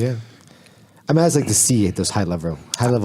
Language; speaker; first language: English; native; English